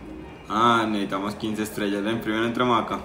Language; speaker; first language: Spanish; native; Spanish